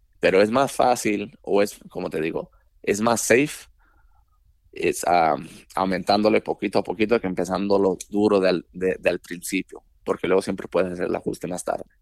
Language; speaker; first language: Spanish; early bilingual, heritage; Spanish